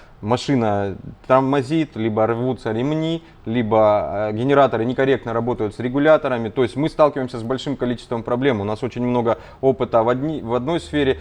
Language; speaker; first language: Russian; native; Russian